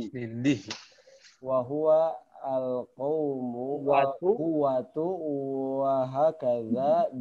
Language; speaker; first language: Arabic; non-native, learner; Indonesian